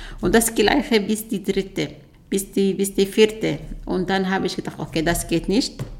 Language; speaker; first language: German; non-native, learner; Arabic